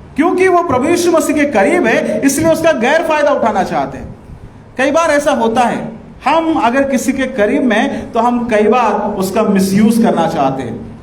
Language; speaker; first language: Hindi; non-native, local second language; Marathi